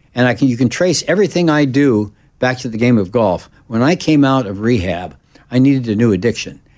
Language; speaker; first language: English; native; English